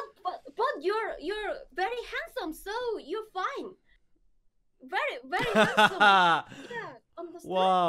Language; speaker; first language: English; non-native, learner; Korean